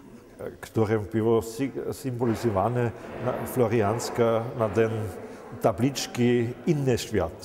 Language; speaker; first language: Polish; non-native, learner; German